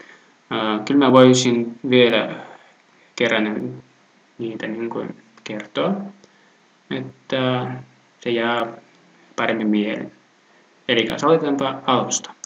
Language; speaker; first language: Finnish; non-native, fluent; Russian